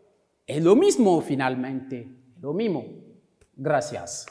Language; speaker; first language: Spanish; non-native, local second language; French